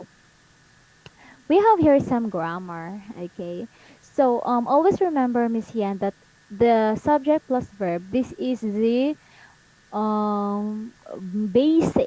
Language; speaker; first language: English; non-native, fluent; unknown